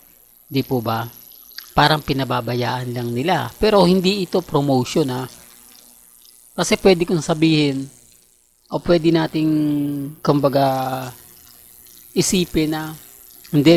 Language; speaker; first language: Filipino; native; Filipino